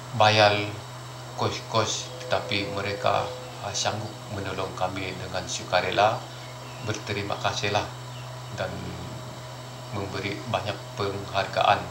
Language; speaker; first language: Malay; non-native, local second language; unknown